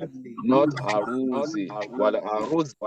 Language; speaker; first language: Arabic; non-native, fluent; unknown